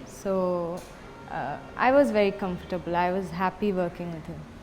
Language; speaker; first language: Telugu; non-native, fluent; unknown